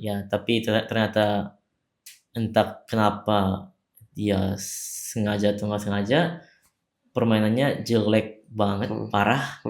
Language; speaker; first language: Indonesian; non-native, fluent; Korean